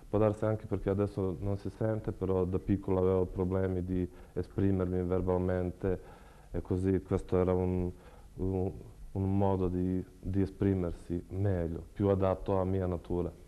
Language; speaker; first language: Italian; non-native, fluent; Serbian